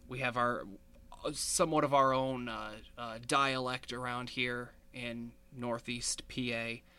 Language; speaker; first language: English; native; English